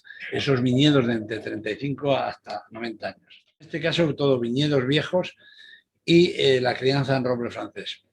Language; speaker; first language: Spanish; native; Spanish